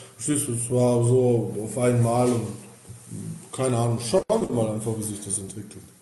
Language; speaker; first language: German; early bilingual, other home language; Bosnian